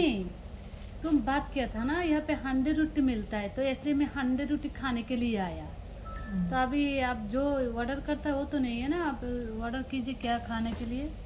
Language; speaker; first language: Hindi; non-native, learner; Bangla